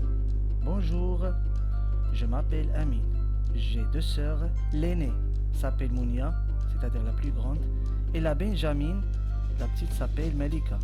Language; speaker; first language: French; non-native, local second language; Arabic